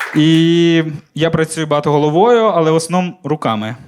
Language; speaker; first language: Ukrainian; native; Ukrainian